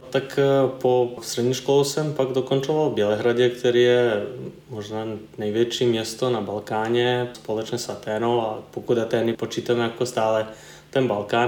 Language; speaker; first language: Czech; non-native, fluent; Serbian